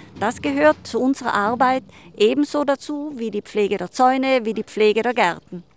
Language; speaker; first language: German; native; German